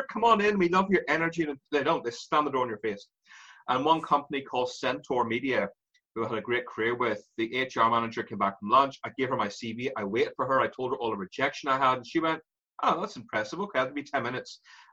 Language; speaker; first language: English; native; English